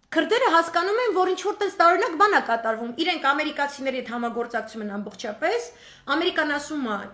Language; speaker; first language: Armenian; native; Armenian